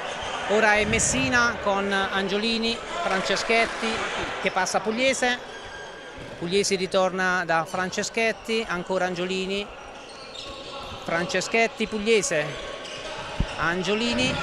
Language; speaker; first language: Italian; native; Italian